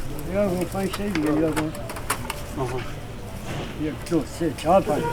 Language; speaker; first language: Persian; native; Persian